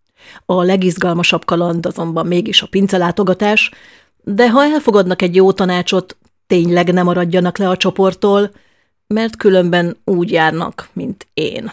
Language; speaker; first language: Hungarian; native; Hungarian